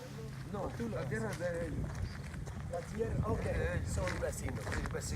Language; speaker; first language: Spanish; non-native, learner; English